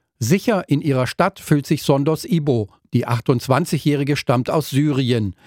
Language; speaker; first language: German; native; German